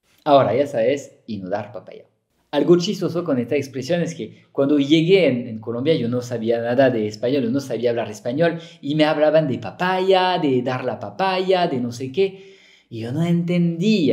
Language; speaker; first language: Spanish; non-native, fluent; French